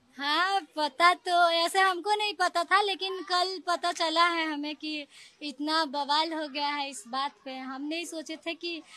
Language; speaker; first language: Hindi; native; Hindi